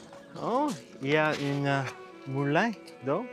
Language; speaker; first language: French; non-native, learner; English